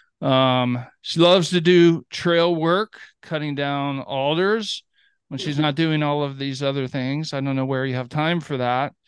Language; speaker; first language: English; native; English